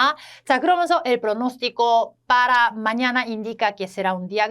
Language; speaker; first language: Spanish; non-native, fluent; Korean